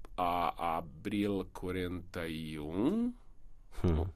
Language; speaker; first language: Portuguese; non-native, fluent; Serbian